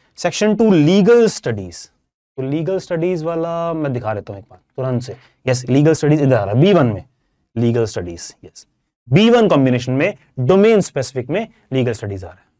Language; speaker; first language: Hindi; non-native, local second language; Punjabi